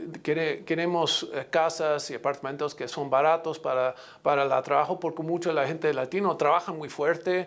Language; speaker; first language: Spanish; non-native, learner; English